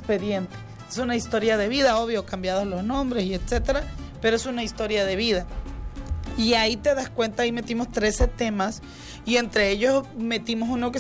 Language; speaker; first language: Spanish; native; Spanish